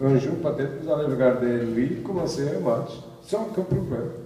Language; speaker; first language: French; non-native, fluent; Portuguese